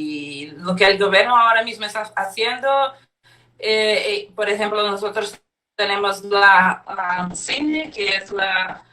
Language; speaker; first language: Spanish; non-native, fluent; Portuguese